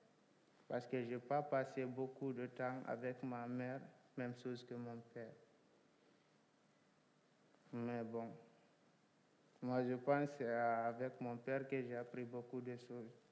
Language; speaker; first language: French; non-native, local second language; Fula